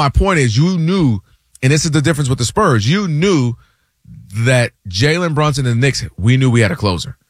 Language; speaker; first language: English; native; English